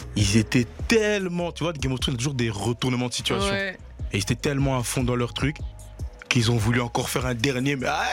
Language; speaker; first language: French; native; French